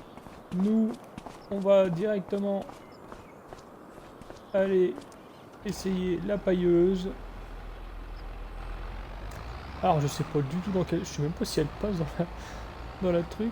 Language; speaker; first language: French; native; French